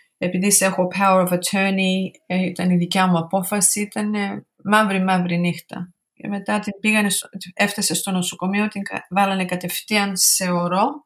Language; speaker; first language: Greek; early bilingual, heritage; Greek